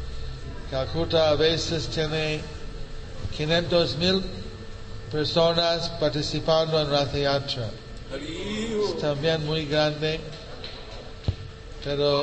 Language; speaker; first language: Spanish; non-native, fluent; English